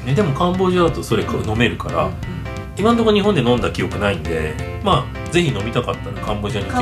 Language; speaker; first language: Japanese; native; Japanese